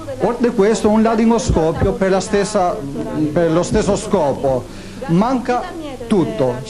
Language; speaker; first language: Italian; non-native, fluent; Albanian